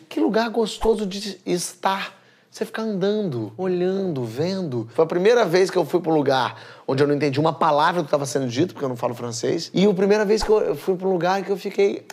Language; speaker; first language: Portuguese; native; Portuguese